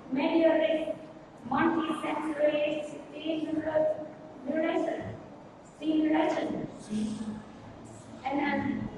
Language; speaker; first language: English; non-native, learner; Vietnamese